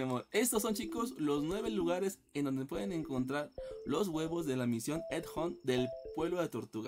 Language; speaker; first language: Spanish; native; Spanish